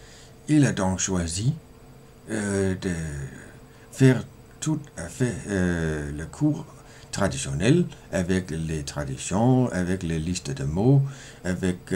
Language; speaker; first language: French; non-native, fluent; Danish